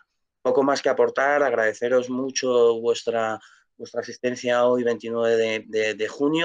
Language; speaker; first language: Spanish; native; Spanish